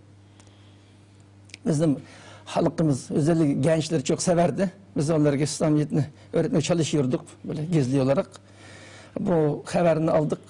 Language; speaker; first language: Turkish; non-native, learner; Uyghur